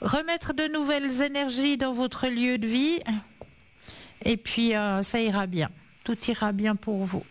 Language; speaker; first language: French; native; French